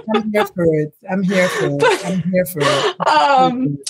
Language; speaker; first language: English; non-native, local second language; Igbo